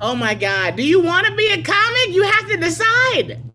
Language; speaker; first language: English; native; English